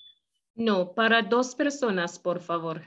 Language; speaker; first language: Spanish; non-native, fluent; English